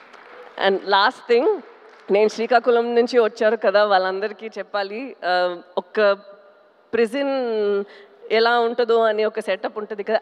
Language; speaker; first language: Telugu; non-native, fluent; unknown